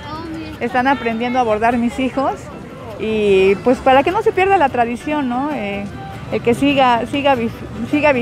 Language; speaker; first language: Spanish; native; Spanish